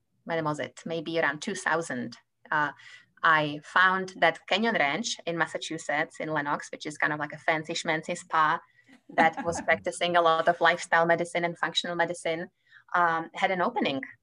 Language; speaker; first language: English; non-native, fluent; Czech